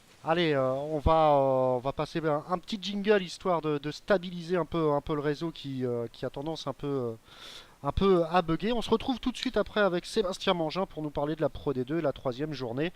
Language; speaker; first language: French; native; French